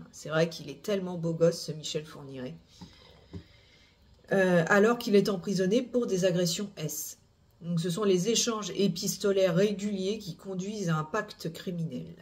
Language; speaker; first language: French; native; French